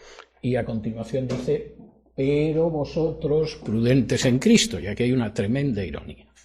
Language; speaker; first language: Spanish; native; Spanish